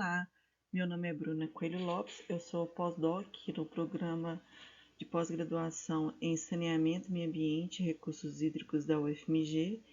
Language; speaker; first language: Portuguese; native; Portuguese